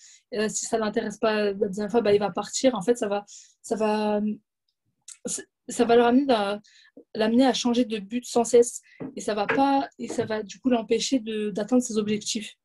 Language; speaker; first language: French; native; French